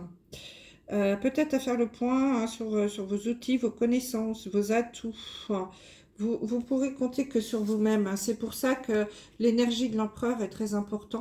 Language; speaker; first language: French; native; French